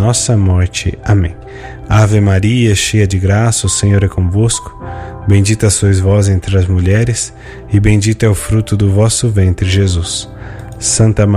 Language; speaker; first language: Portuguese; native; Portuguese